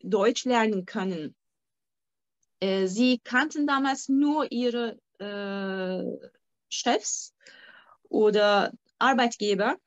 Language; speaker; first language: German; non-native, fluent; Turkish